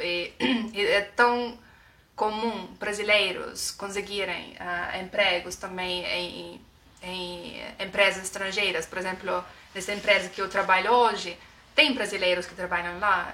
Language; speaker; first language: Portuguese; non-native, fluent; Estonian